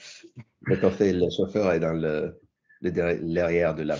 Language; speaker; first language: French; non-native, learner; English